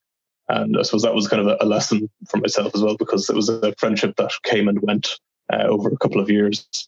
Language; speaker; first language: English; native; English